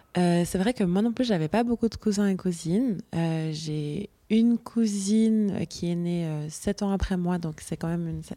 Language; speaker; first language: French; native; French